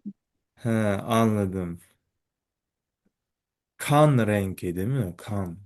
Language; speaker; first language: Turkish; non-native, fluent; Uzbek